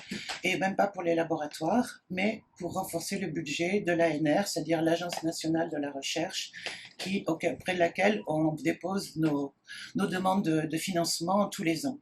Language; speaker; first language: French; native; French